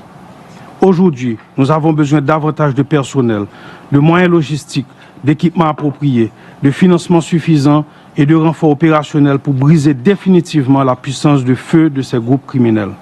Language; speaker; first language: French; non-native, local second language; Haitian Creole